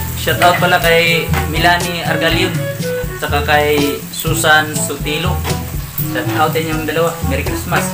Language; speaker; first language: Filipino; non-native, local second language; Cebuano